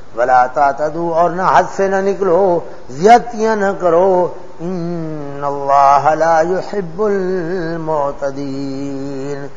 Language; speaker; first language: Urdu; non-native, local second language; Saraiki